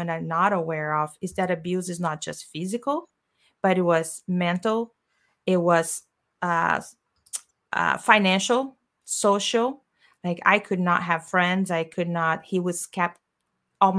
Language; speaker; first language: English; non-native, fluent; Portuguese